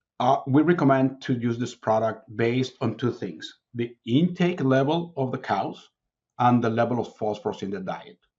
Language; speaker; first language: English; non-native, fluent; Spanish